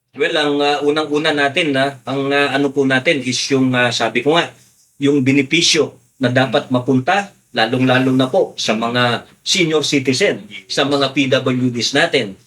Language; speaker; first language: Filipino; non-native, local second language; Pampanga